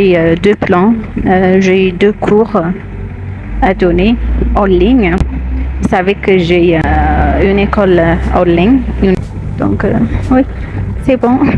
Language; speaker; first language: French; non-native, fluent; Amharic